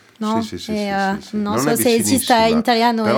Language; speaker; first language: Italian; non-native, learner; French